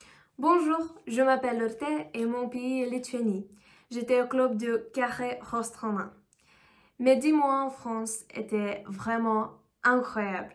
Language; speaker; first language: French; non-native, fluent; Lithuanian